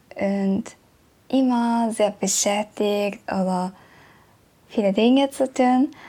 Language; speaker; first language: German; non-native, learner; Japanese